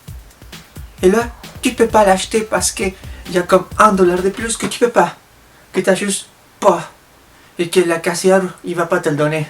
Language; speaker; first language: French; native; French